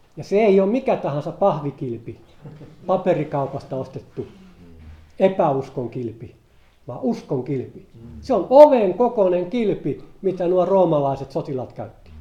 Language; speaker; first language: Finnish; native; Finnish